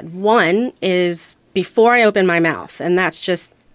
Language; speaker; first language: English; non-native, fluent; Romanian